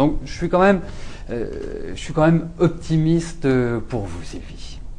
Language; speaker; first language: French; native; French